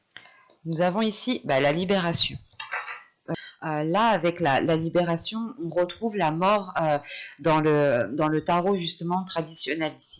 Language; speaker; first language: French; native; French